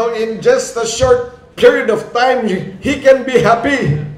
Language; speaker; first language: English; non-native, local second language; Filipino